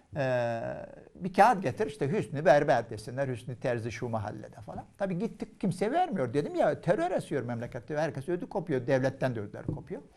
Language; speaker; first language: Turkish; non-native, fluent; Arabic